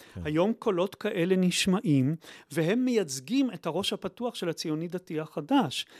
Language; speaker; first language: Hebrew; native; Hebrew